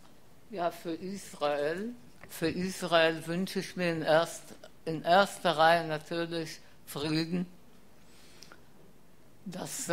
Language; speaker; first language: German; non-native, fluent; Polish